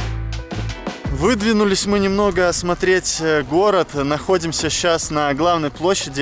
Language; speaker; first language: Russian; native; Russian